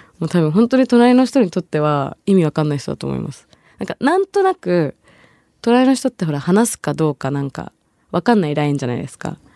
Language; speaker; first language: Japanese; early bilingual, other home language; Bangla